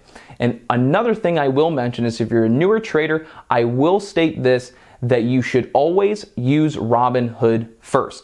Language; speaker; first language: English; native; English